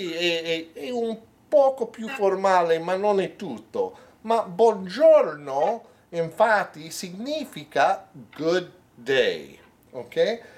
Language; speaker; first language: Italian; non-native, learner; English